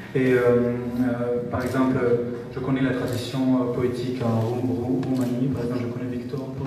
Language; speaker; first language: French; non-native, fluent; Georgian